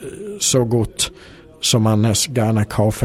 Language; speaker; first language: German; non-native, fluent; Swedish